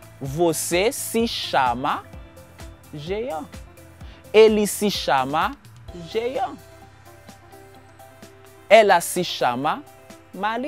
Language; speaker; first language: Portuguese; non-native, fluent; Haitian Creole